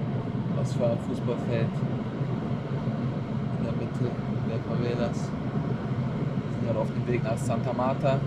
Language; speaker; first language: German; native; German